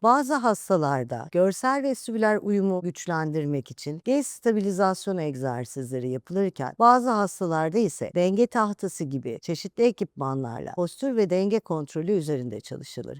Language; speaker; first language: Turkish; native; Turkish